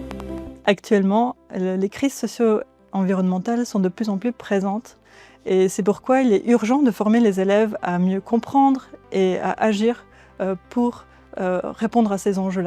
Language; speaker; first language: French; native; French